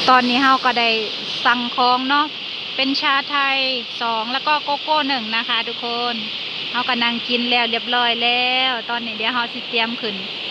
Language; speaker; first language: Thai; native; Thai